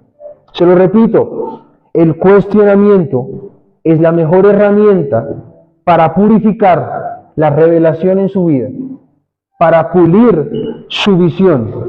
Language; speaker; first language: Spanish; native; Spanish